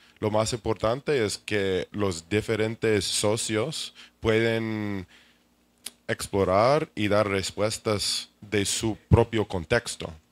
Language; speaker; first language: Spanish; non-native, fluent; English